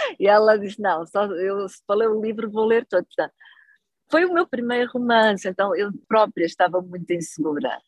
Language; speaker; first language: Portuguese; native; Portuguese